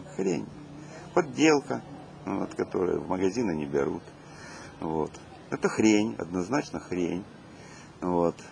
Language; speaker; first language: Russian; native; Russian